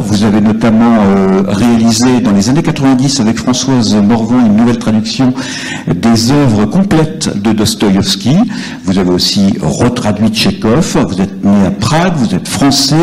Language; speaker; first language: French; native; French